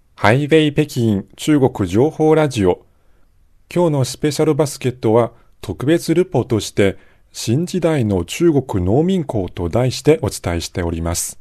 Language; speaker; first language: Japanese; non-native, fluent; Chinese